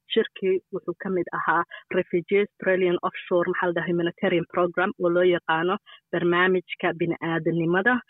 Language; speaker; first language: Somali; early bilingual, heritage; Somali